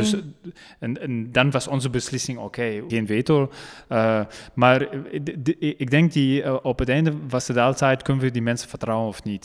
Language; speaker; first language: Dutch; non-native, local second language; French